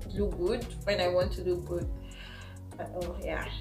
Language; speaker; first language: English; non-native, local second language; Igbo